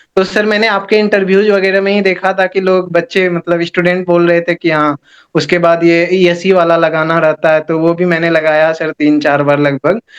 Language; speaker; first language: Hindi; native; Hindi